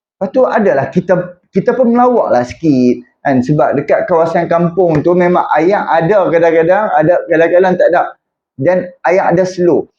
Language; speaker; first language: Malay; native; Malay